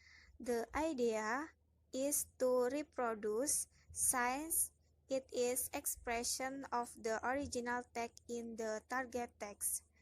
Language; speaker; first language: English; non-native, learner; Indonesian